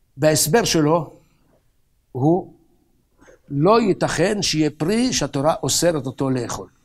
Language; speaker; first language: Hebrew; native; Hebrew